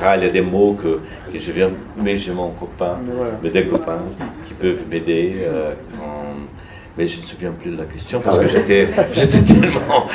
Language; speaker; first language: French; non-native, learner; Portuguese